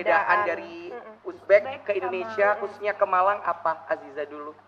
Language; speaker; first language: Indonesian; native; Indonesian